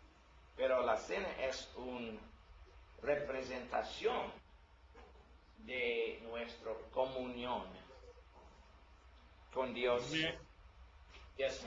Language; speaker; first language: Spanish; non-native, learner; English